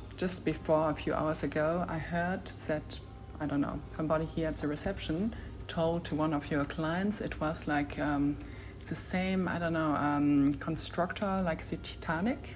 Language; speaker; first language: English; non-native, fluent; French